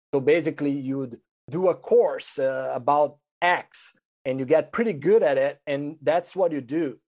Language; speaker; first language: English; non-native, fluent; Portuguese